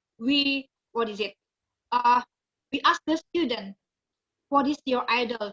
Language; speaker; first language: English; non-native, learner; Indonesian